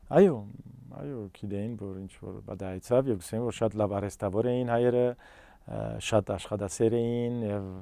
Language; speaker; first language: Armenian; early bilingual, heritage; Armenian